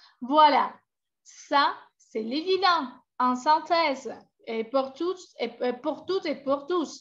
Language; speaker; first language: French; non-native, fluent; Spanish